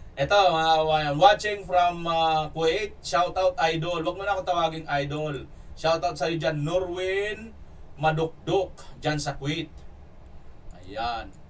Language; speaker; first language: Filipino; non-native, local second language; Cebuano